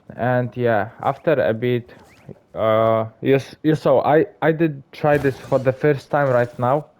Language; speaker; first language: English; non-native, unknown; Polish